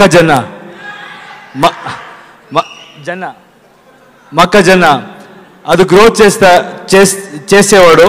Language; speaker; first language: Telugu; non-native, learner; Kannada